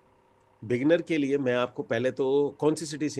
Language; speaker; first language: Hindi; native; Hindi